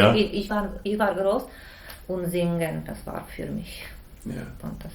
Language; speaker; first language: German; non-native, learner; Czech